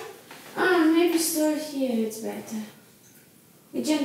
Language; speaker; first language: English; non-native, learner; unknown